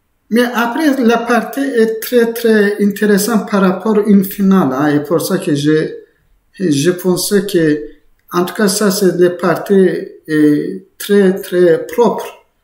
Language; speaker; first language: French; non-native, fluent; Azerbaijani